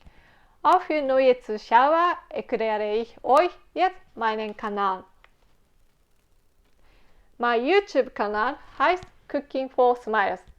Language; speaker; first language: German; non-native, fluent; Japanese